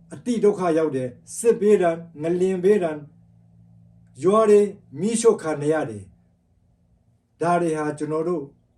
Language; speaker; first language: Burmese; non-native, local second language; Tedim Chin